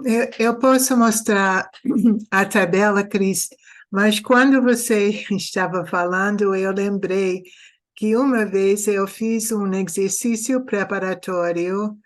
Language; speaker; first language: Portuguese; non-native, fluent; English